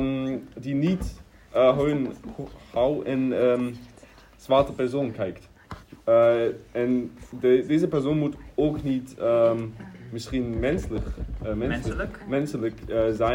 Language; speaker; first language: Dutch; non-native, learner; German